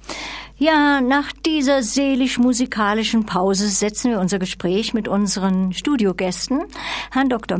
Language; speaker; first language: German; native; German